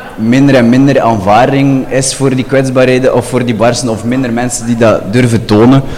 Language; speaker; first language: Dutch; native; Dutch